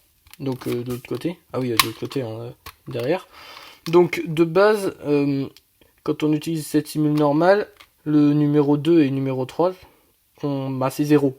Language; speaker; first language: French; native; French